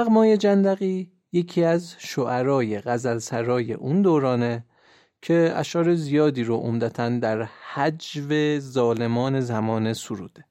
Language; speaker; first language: Persian; native; Persian